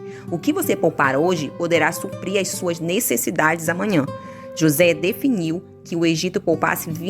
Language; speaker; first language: Portuguese; native; Portuguese